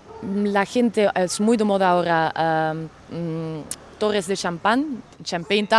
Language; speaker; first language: Spanish; non-native, fluent; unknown